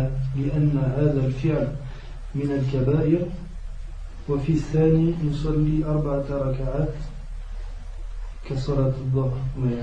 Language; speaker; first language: Arabic; non-native, learner; French